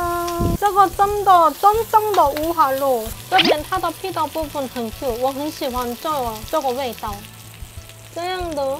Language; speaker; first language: Chinese; non-native, fluent; Korean